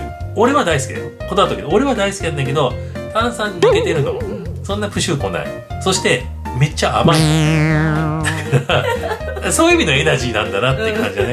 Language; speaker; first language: Japanese; native; Japanese